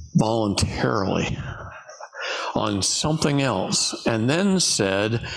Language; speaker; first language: English; native; English